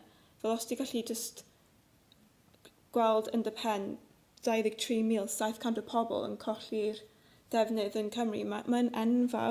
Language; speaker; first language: Welsh; non-native, local second language; English